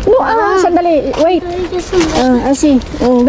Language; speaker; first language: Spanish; non-native, learner; Filipino